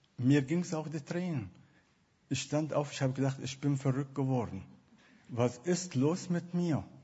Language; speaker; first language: German; non-native, fluent; Arabic